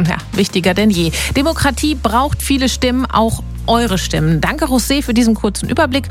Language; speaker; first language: German; native; German